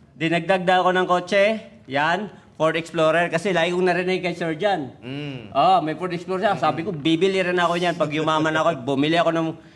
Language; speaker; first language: Filipino; non-native, local second language; Masbatenyo